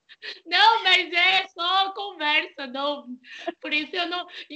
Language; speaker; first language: Portuguese; non-native, fluent; Chinese